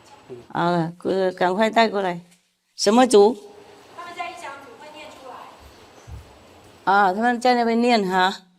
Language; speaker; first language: Chinese; non-native, fluent; Vietnamese